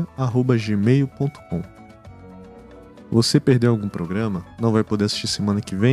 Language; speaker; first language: Portuguese; native; Portuguese